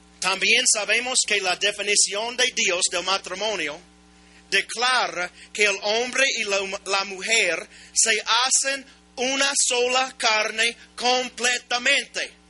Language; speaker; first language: Spanish; non-native, learner; English